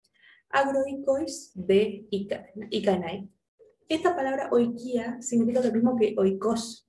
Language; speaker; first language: Spanish; native; Spanish